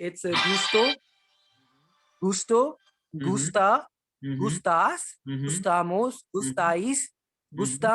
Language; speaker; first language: Spanish; non-native, learner; Hindi